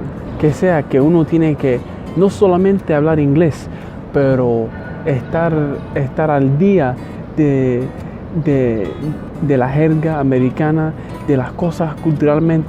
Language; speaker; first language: Spanish; early bilingual, heritage; Spanish